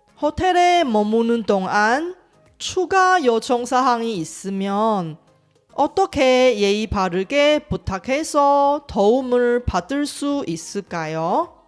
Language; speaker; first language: Korean; non-native, fluent; Chinese